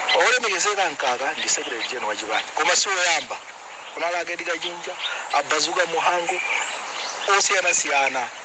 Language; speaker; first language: Nyanja; native; Nyanja